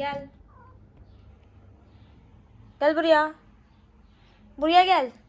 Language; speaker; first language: Turkish; non-native, learner; Hindi